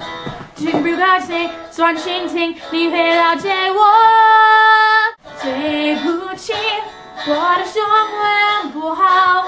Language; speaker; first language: Chinese; non-native, learner; English